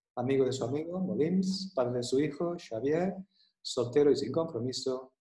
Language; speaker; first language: Spanish; non-native, local second language; Catalan